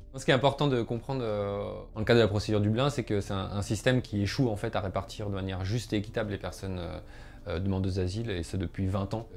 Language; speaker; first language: French; native; French